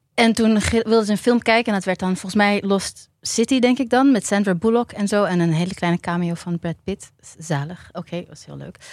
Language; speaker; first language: Dutch; native; Dutch